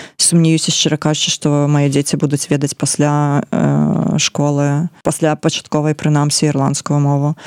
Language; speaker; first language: Belarusian; non-native, local second language; Russian